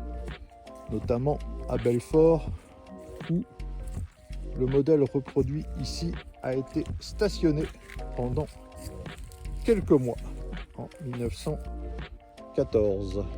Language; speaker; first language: French; native; French